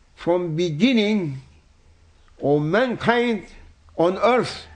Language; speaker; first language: English; non-native, fluent; Turkish